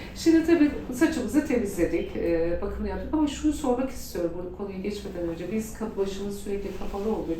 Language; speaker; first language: Turkish; native; Turkish